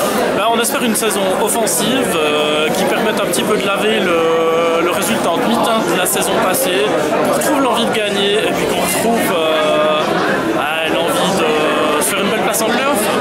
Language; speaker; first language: French; native; French